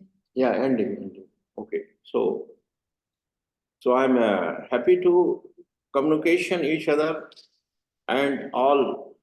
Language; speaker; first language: English; non-native, learner; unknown